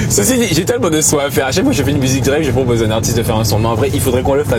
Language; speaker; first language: French; native; French